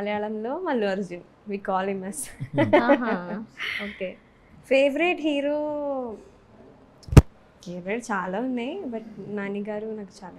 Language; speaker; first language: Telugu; non-native, learner; Malayalam